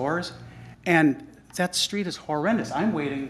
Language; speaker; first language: English; native; English